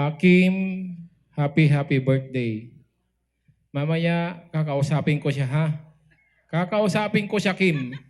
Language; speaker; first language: Filipino; early bilingual, heritage; Filipino